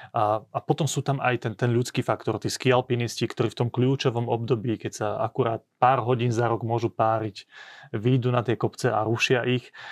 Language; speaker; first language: Slovak; native; Slovak